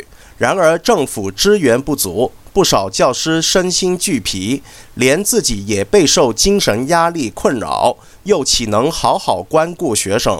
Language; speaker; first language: Chinese; non-native, local second language; Cantonese